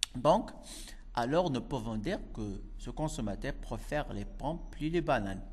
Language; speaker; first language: French; non-native, local second language; Arabic